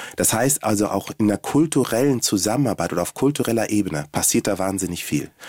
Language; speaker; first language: German; early bilingual, other home language; Swahili